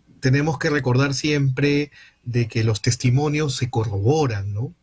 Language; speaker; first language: Spanish; native; Spanish